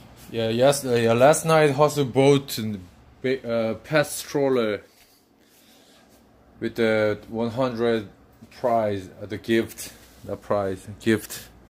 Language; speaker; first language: English; non-native, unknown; Korean